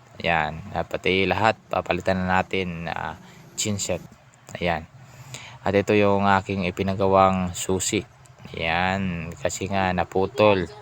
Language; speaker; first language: Filipino; non-native, local second language; Cebuano